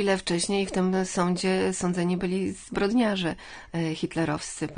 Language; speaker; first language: Polish; native; Polish